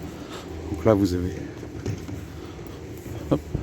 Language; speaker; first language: French; native; French